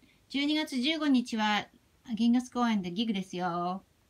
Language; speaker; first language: Japanese; native; Japanese